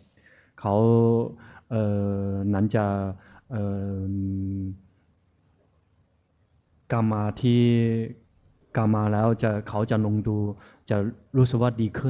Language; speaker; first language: Thai; non-native, fluent; Chinese